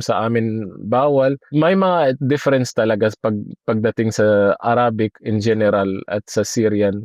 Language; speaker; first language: Filipino; non-native, fluent; Arabic